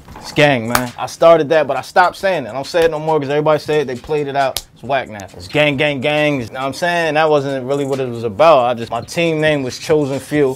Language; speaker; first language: English; native; English